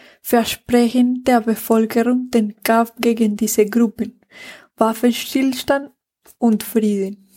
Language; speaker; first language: German; non-native, fluent; Spanish